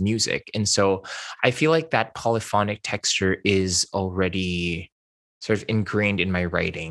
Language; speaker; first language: English; non-native, local second language; Min Nan Chinese